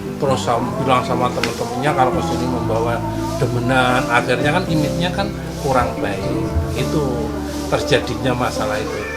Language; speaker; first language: Indonesian; non-native, local second language; Javanese